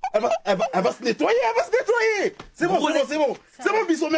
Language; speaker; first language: French; native; French